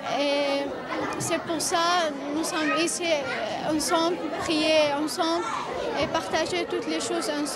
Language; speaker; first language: French; non-native, learner; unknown